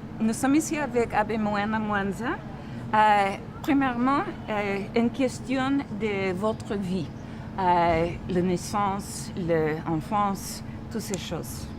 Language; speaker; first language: French; non-native, learner; English